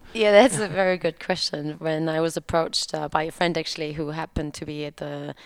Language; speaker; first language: English; non-native, fluent; German